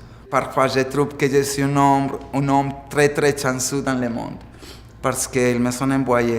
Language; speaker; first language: French; non-native, fluent; Spanish